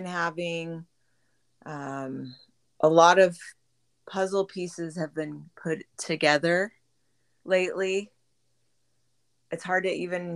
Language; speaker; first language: English; native; English